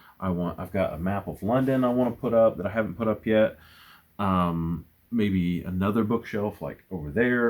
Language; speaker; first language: English; native; English